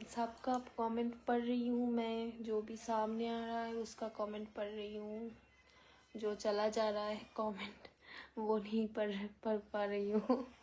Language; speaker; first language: Hindi; non-native, local second language; Bangla